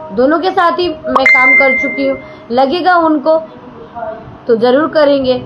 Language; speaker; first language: Hindi; non-native, local second language; Bangla